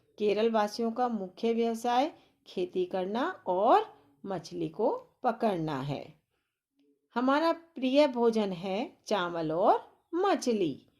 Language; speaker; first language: Hindi; native; Hindi